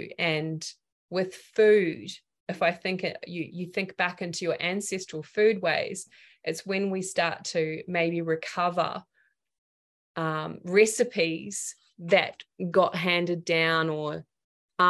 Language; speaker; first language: English; native; English